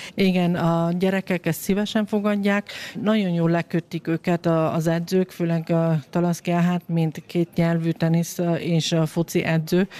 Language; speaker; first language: Hungarian; native; Hungarian